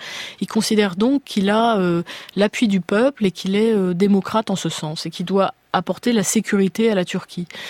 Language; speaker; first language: French; native; French